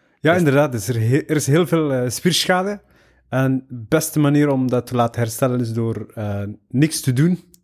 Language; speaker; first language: Dutch; early bilingual, other home language; Somali